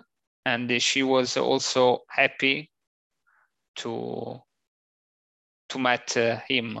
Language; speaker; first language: English; non-native, learner; Italian